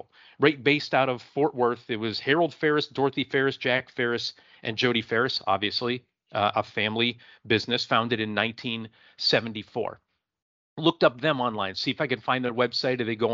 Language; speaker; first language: English; native; English